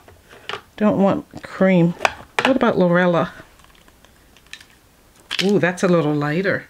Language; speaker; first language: English; native; English